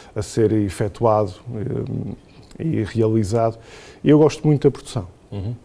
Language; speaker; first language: Portuguese; native; Portuguese